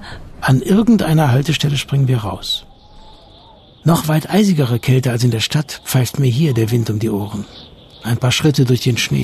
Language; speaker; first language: German; native; German